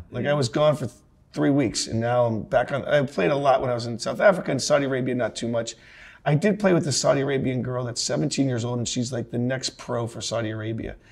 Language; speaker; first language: English; native; English